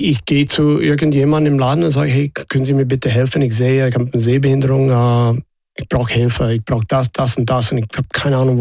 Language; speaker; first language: German; non-native, fluent; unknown